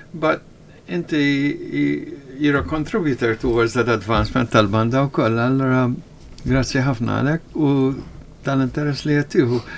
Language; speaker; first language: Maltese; early bilingual, heritage; Maltese